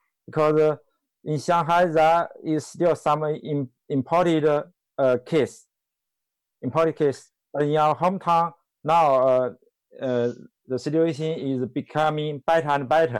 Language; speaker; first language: English; non-native, learner; Chinese